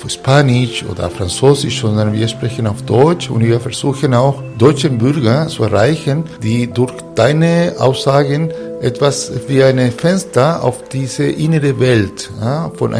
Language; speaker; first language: German; non-native, fluent; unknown